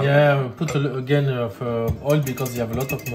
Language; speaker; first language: English; non-native, learner; French